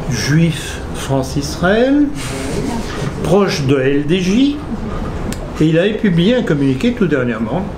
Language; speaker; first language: French; native; French